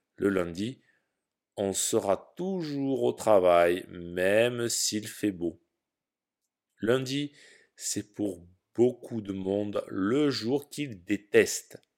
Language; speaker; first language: French; native; French